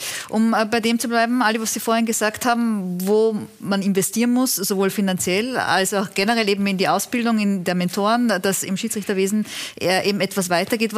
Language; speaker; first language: German; native; German